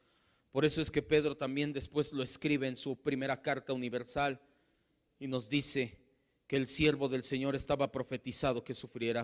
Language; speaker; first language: Spanish; native; Spanish